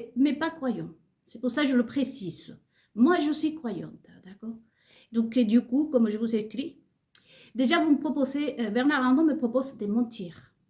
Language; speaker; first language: French; non-native, fluent; Spanish